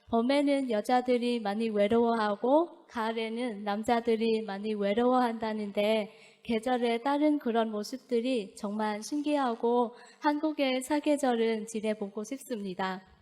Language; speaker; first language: Korean; non-native, fluent; Vietnamese